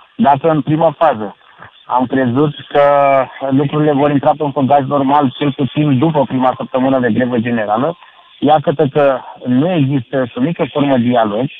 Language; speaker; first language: Romanian; native; Romanian